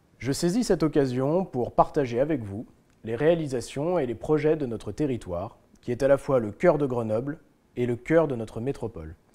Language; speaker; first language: French; native; French